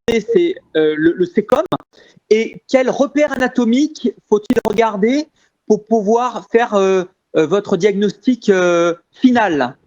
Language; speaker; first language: French; native; French